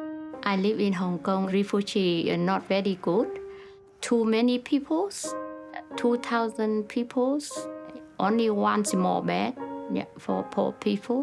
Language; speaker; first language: English; non-native, learner; Vietnamese